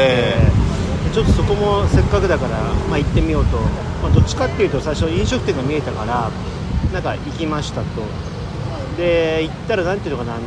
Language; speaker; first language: Japanese; native; Japanese